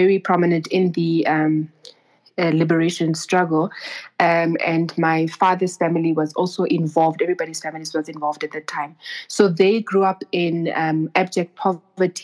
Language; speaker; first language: English; non-native, local second language; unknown